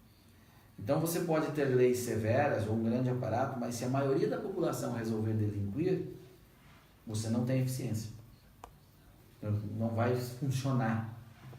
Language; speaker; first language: Portuguese; native; Portuguese